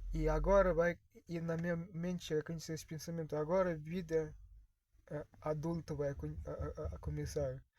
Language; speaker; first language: Portuguese; non-native, fluent; Russian